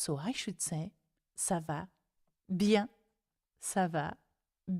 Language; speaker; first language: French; non-native, fluent; English